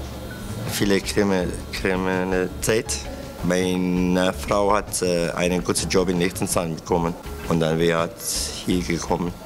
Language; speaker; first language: German; non-native, learner; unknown